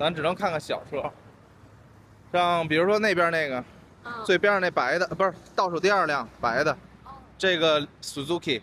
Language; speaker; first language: Chinese; native; Chinese